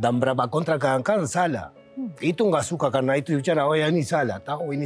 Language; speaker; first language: Indonesian; non-native, learner; Spanish